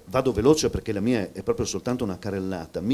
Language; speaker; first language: Italian; native; Italian